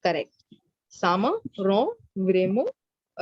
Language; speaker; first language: French; non-native, fluent; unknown